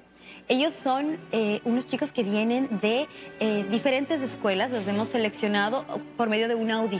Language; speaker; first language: Spanish; native; Spanish